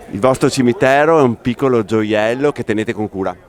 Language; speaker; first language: Italian; native; Italian